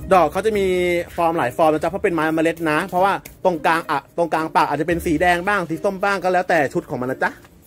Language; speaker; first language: Thai; native; Thai